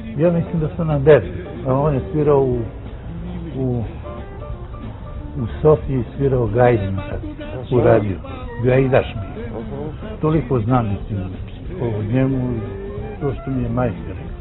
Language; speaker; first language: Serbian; non-native, local second language; Romany